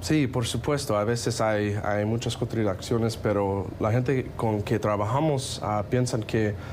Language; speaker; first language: Spanish; non-native, fluent; English